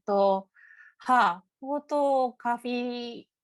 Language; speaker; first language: Hindi; non-native, learner; Japanese